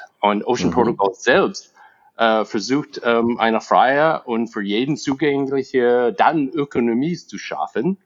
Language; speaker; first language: German; non-native, fluent; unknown